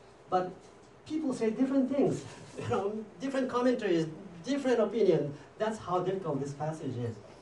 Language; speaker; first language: English; non-native, fluent; Japanese